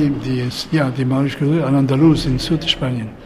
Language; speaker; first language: German; non-native, fluent; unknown